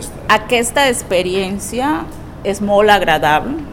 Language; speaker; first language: Catalan; non-native, learner; Spanish